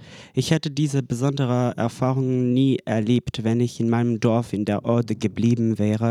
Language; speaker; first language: German; non-native, fluent; French